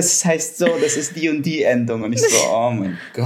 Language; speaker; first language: German; early bilingual, other home language; Russian